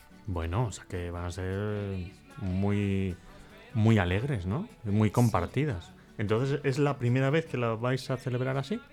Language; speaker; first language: Spanish; native; Spanish